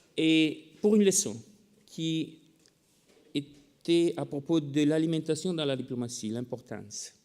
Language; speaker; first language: French; non-native, fluent; Italian